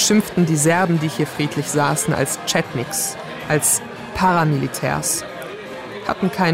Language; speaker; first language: German; native; German